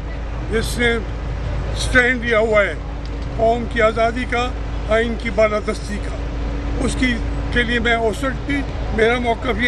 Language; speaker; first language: Urdu; native; Urdu